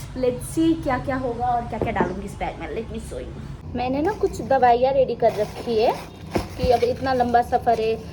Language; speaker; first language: Hindi; native; Hindi